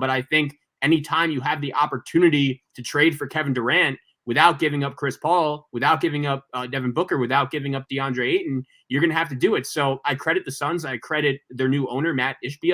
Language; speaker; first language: English; native; English